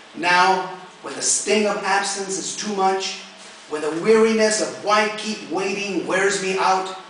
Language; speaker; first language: English; early bilingual, other home language; Spanish